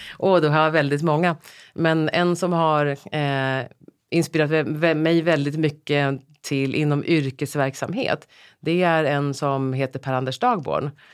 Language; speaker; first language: Swedish; native; Swedish